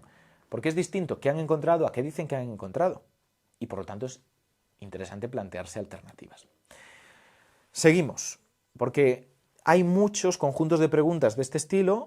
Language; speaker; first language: Spanish; native; Spanish